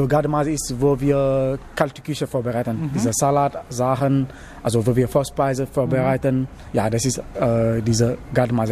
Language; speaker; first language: German; non-native, learner; Wolof